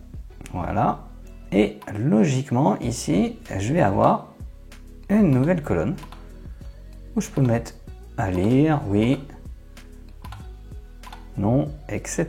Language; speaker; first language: French; native; French